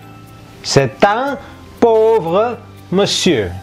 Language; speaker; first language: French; non-native, fluent; Indonesian